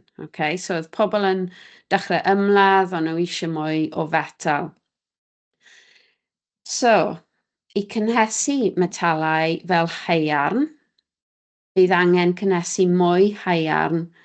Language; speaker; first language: Welsh; native; Welsh